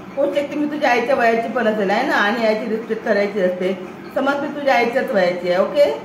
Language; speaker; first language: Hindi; non-native, local second language; Marathi